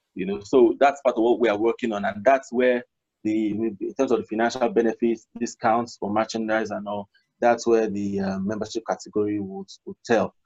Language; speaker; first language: English; non-native, local second language; Yoruba